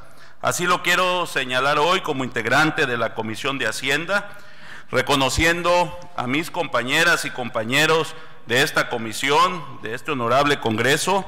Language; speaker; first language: Spanish; native; Spanish